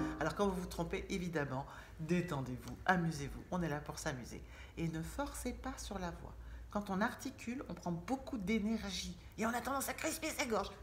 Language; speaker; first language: French; native; French